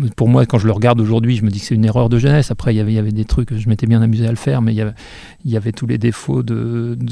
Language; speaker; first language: French; native; French